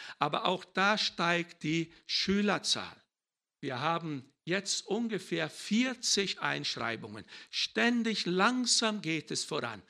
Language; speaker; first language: German; early bilingual, heritage; German